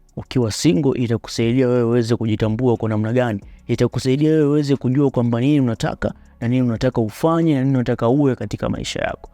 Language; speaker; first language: Swahili; native; Swahili